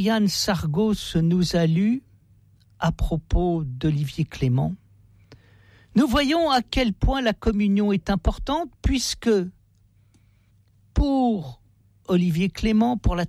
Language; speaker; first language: French; native; French